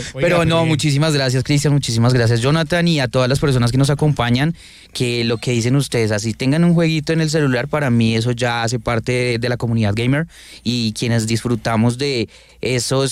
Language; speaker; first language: Spanish; native; Spanish